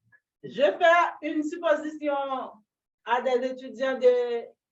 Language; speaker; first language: French; non-native, local second language; Haitian Creole